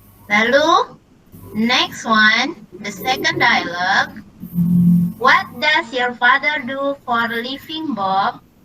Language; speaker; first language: English; non-native, learner; Indonesian